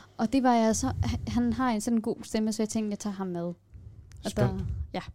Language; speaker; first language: Danish; non-native, fluent; Kurdish